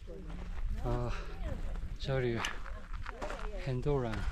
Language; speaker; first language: Chinese; non-native, learner; Japanese